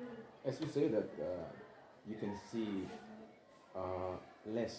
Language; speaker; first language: English; non-native, learner; Indonesian